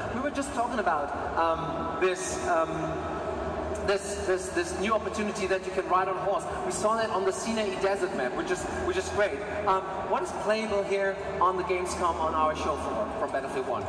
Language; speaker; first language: English; non-native, fluent; German